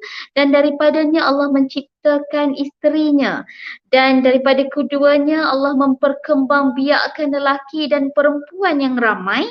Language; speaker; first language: Malay; native; Malay